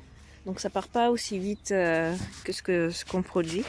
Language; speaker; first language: French; native; French